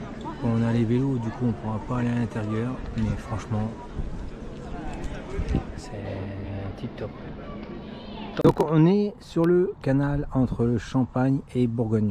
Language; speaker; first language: French; native; French